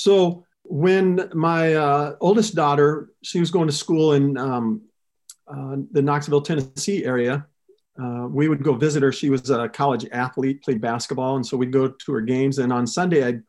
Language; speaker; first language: English; native; English